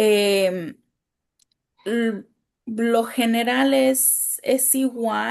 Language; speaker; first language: Spanish; native; Spanish